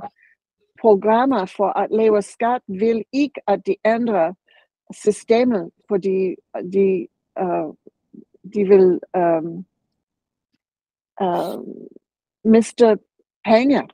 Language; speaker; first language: Danish; non-native, learner; English